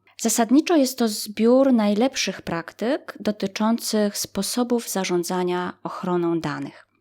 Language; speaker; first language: Polish; native; Polish